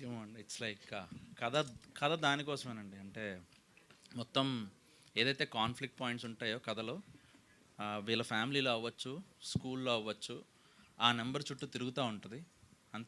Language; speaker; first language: Telugu; native; Telugu